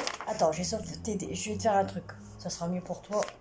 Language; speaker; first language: French; native; French